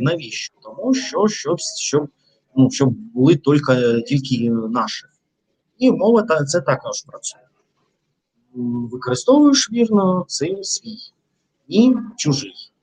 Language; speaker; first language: Ukrainian; non-native, learner; Russian